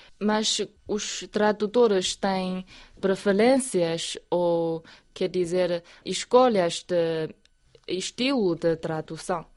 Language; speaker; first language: Portuguese; non-native, fluent; Chinese